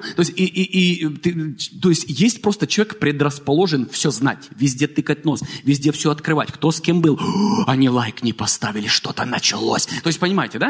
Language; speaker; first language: Russian; native; Russian